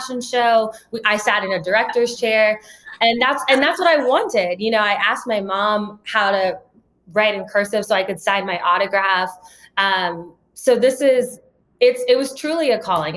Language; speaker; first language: English; native; English